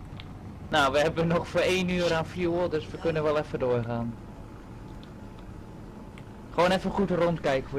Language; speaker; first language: Dutch; native; Dutch